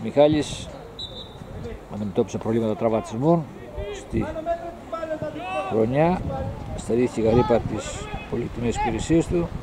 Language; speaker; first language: Greek; native; Greek